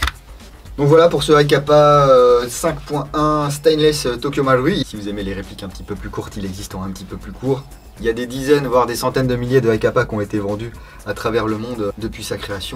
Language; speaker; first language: French; native; French